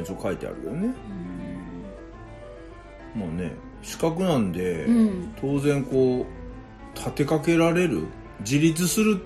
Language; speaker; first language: Japanese; native; Japanese